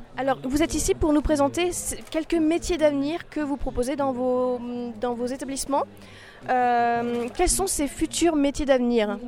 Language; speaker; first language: French; native; French